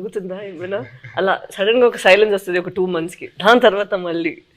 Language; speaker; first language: Telugu; non-native, fluent; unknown